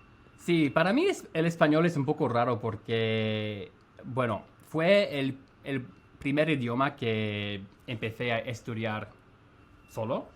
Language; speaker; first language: Spanish; non-native, fluent; English